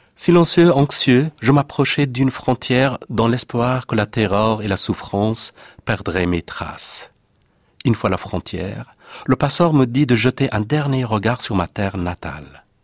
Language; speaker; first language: French; non-native, fluent; Persian